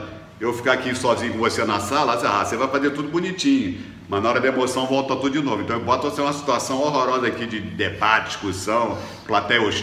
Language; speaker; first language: Portuguese; native; Portuguese